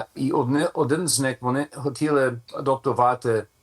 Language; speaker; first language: Ukrainian; non-native, learner; English